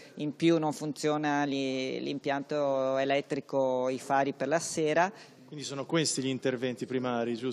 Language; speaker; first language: Italian; native; Italian